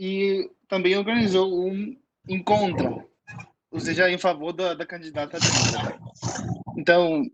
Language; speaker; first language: Portuguese; non-native, fluent; Spanish